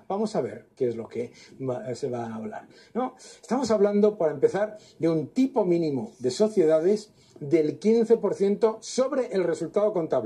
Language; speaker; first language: Spanish; native; Spanish